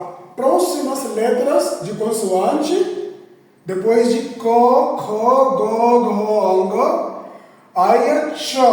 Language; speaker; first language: Portuguese; non-native, fluent; Hindi